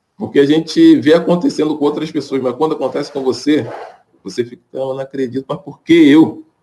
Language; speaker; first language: Portuguese; native; Portuguese